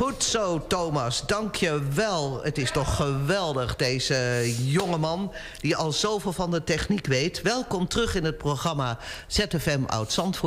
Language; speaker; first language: Dutch; native; Dutch